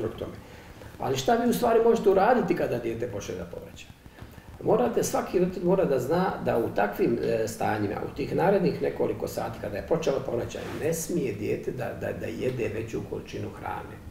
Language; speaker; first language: Bosnian; native; Bosnian